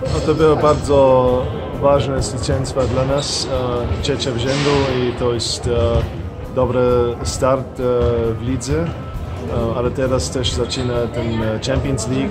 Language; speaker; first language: Polish; non-native, fluent; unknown